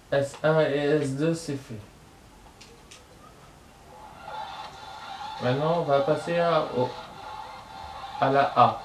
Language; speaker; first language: French; native; French